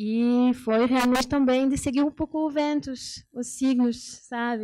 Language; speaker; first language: Portuguese; non-native, learner; French